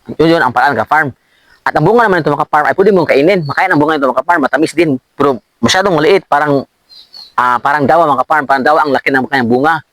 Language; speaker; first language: Filipino; non-native, local second language; Cebuano